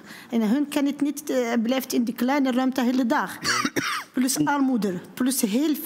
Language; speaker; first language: Dutch; non-native, learner; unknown